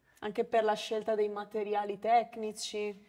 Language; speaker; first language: Italian; native; Italian